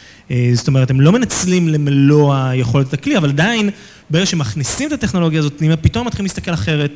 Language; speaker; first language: Hebrew; native; Hebrew